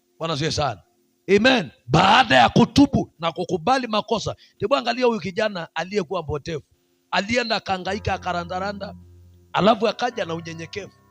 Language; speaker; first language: Swahili; non-native, local second language; Masai